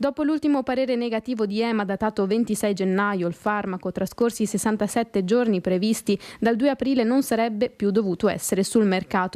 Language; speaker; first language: Italian; native; Italian